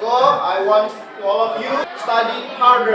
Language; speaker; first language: English; non-native, fluent; Indonesian